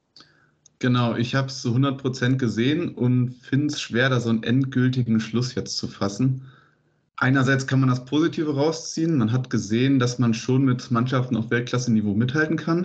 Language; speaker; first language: German; native; German